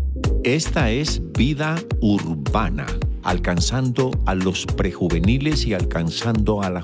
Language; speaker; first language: Spanish; native; Spanish